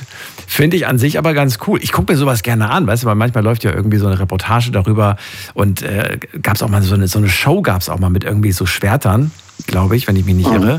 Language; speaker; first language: German; native; German